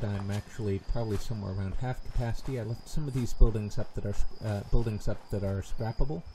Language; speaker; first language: English; native; English